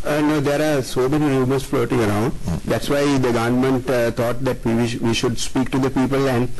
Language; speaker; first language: English; non-native, local second language; Sinhala